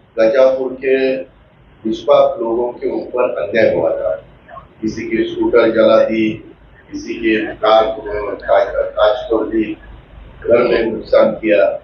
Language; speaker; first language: Hindi; non-native, local second language; Marathi